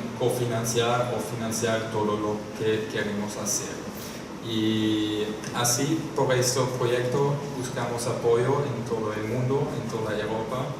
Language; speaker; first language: Spanish; non-native, fluent; German